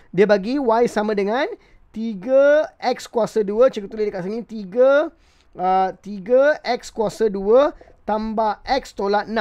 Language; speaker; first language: Malay; non-native, local second language; Tamil